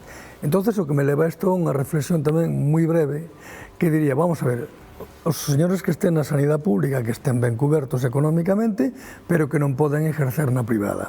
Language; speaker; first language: Galician; native; Galician